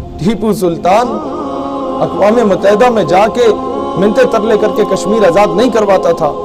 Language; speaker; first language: Urdu; non-native, local second language; Punjabi